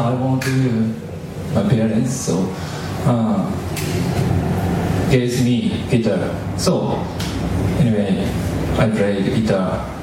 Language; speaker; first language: English; non-native, learner; Japanese